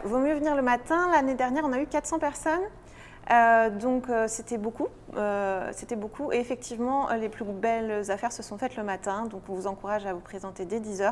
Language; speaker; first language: French; native; French